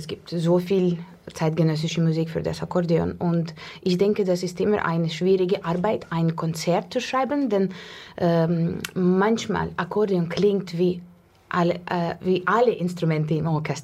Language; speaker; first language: German; non-native, learner; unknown